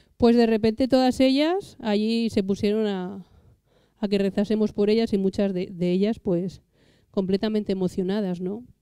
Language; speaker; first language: Spanish; native; Spanish